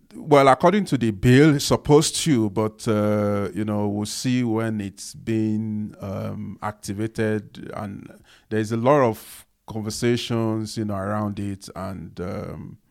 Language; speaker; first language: English; non-native, local second language; Yoruba